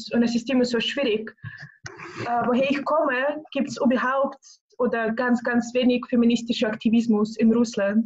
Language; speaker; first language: German; non-native, fluent; Russian